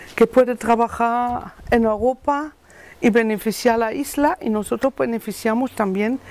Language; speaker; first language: Spanish; non-native, learner; German